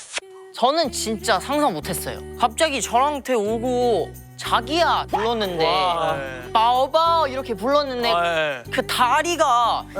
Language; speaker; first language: Korean; non-native, learner; Chinese